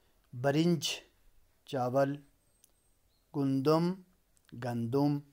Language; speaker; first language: Persian; non-native, local second language; Urdu